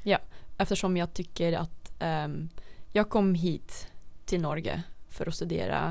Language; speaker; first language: Swedish; non-native, fluent; Dutch